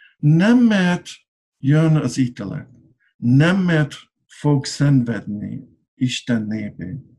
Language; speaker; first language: Hungarian; non-native, learner; English